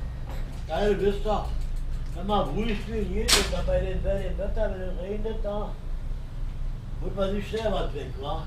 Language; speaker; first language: German; native; German